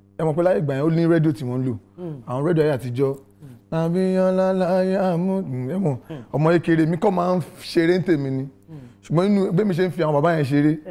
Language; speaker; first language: Yoruba; non-native, local second language; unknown